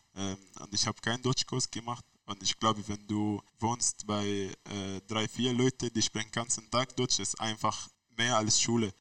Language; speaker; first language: German; non-native, learner; Arabic